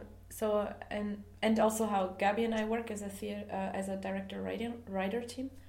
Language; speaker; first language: English; non-native, fluent; German